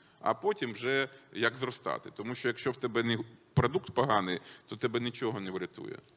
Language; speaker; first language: Ukrainian; non-native, local second language; Russian